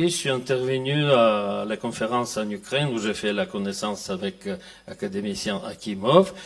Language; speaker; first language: French; non-native, fluent; Russian